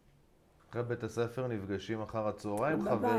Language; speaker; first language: Hebrew; native; Hebrew